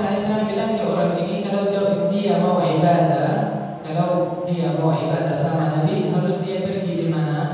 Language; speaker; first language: Indonesian; non-native, learner; Arabic